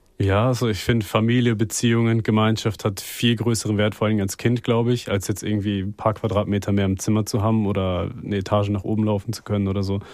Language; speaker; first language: German; native; German